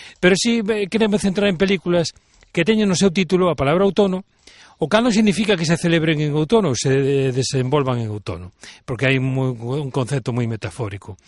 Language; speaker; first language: Galician; native; Galician